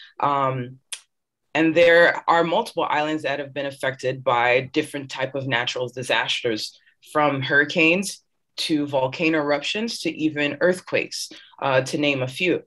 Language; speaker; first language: English; early bilingual, other home language; French